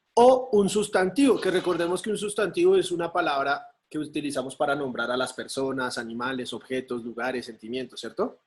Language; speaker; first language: Spanish; native; Spanish